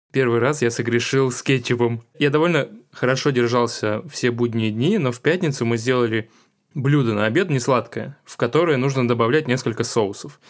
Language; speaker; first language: Russian; native; Russian